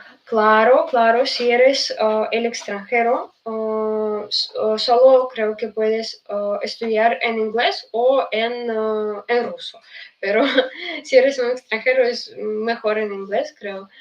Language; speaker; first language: Spanish; non-native, fluent; Russian